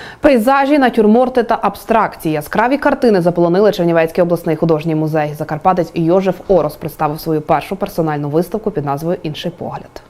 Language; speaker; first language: Ukrainian; native; Ukrainian